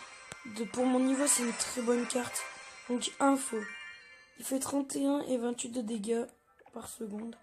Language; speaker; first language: French; native; French